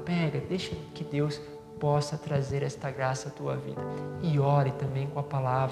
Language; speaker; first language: Portuguese; native; Portuguese